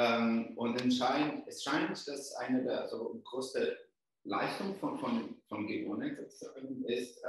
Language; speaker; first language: German; non-native, fluent; Italian